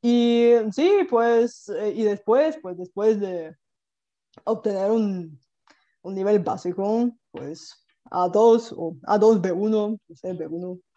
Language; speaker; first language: Spanish; non-native, fluent; Bulgarian